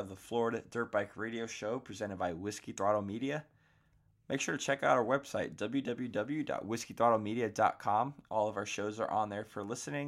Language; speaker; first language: English; native; English